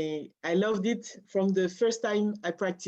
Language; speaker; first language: English; non-native, learner; French